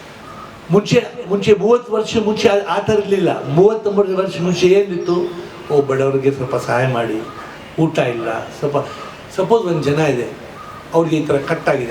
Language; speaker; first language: Kannada; non-native, local second language; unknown